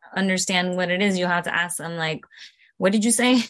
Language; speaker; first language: English; early bilingual, other home language; Spanish